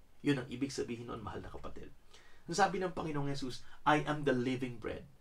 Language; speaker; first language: Filipino; native; Filipino